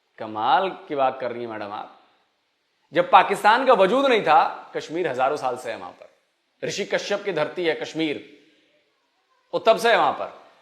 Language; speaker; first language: Hindi; native; Hindi